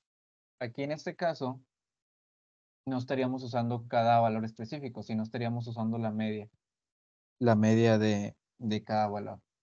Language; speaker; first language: Spanish; native; Spanish